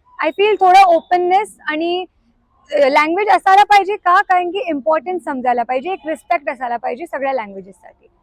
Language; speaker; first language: Marathi; non-native, local second language; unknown